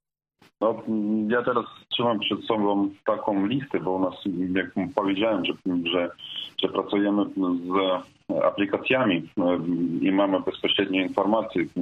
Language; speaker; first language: Polish; non-native, fluent; Ukrainian